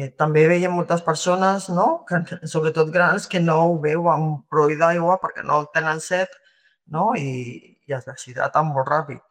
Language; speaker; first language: Catalan; non-native, local second language; Spanish